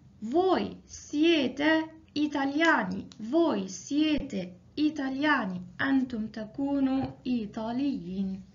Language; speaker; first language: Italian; non-native, fluent; Arabic